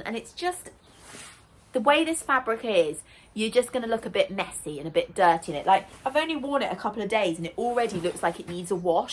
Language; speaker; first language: English; native; English